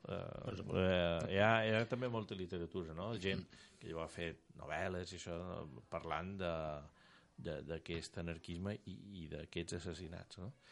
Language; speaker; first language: Catalan; native; Catalan